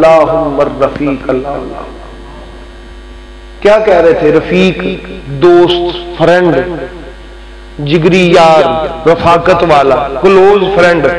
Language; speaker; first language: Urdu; non-native, local second language; Punjabi